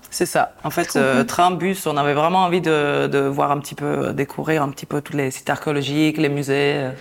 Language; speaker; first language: French; non-native, fluent; Italian